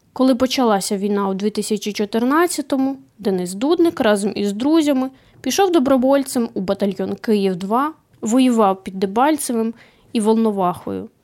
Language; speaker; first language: Ukrainian; native; Ukrainian